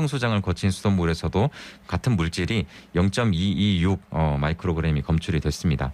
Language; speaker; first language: Korean; native; Korean